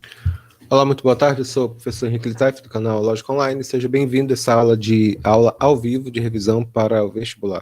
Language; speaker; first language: Portuguese; native; Portuguese